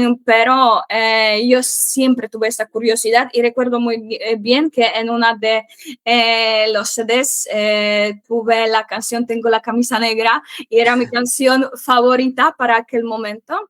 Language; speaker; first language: Spanish; non-native, fluent; Polish